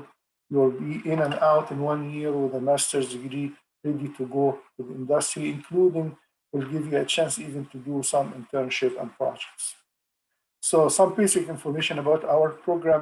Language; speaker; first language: English; non-native, fluent; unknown